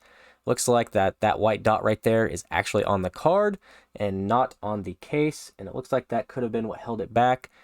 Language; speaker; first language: English; native; English